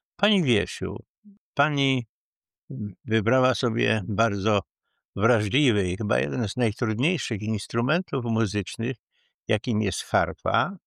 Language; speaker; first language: Polish; native; Polish